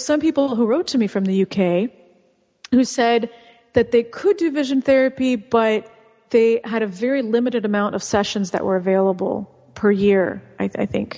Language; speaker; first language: English; early bilingual, other home language; Russian